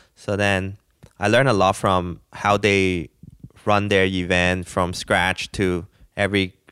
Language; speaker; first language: English; non-native, local second language; Cantonese